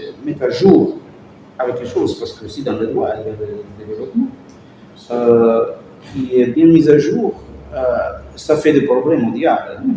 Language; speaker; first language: French; non-native, fluent; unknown